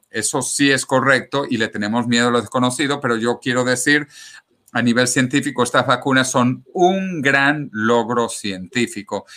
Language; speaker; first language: Spanish; native; Spanish